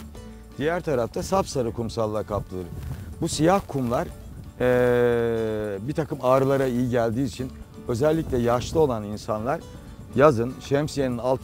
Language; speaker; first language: Turkish; native; Turkish